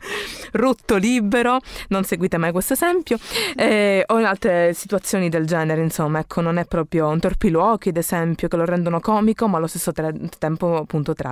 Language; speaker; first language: Italian; native; Italian